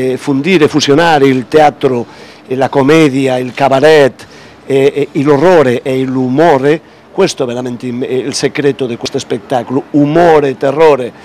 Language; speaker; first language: Italian; non-native, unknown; Spanish